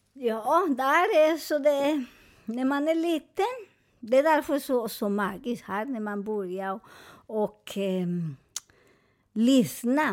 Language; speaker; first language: Swedish; non-native, fluent; Spanish